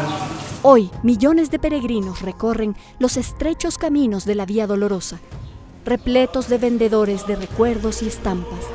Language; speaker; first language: Spanish; native; Spanish